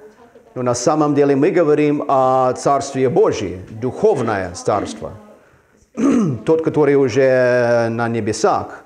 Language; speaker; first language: Russian; non-native, fluent; English